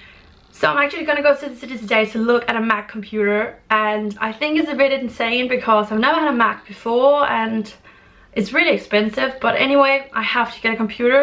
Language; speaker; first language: English; non-native, fluent; Danish